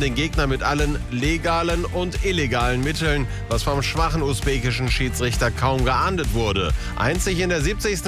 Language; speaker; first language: German; native; German